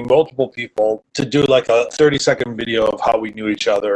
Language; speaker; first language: English; native; English